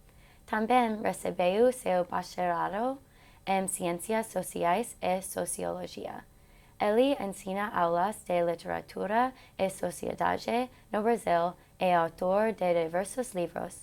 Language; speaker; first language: Portuguese; non-native, learner; English